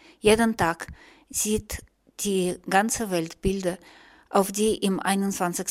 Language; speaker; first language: German; non-native, fluent; Russian